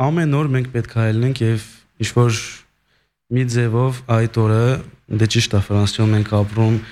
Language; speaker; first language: Armenian; early bilingual, heritage; Armenian